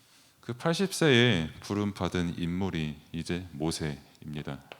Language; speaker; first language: Korean; native; Korean